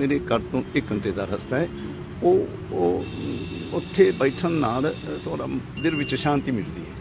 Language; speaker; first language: Punjabi; non-native, fluent; Japanese